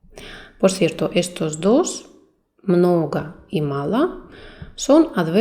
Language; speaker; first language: Spanish; non-native, fluent; Russian